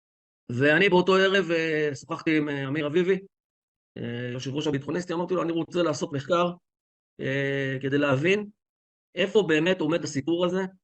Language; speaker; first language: Hebrew; native; Hebrew